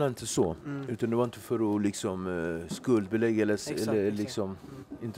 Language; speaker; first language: Swedish; native; Swedish